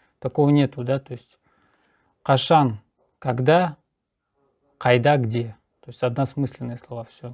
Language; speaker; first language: Russian; native; Russian